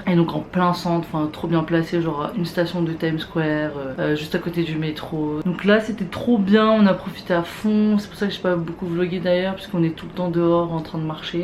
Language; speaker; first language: French; native; French